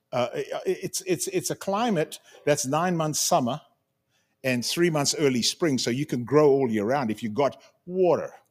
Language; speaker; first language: English; native; English